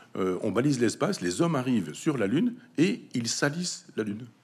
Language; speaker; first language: French; native; French